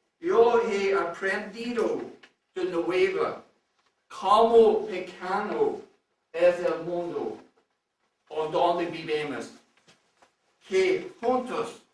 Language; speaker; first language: Spanish; non-native, learner; English